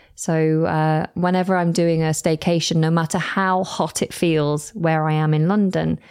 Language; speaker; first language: English; native; English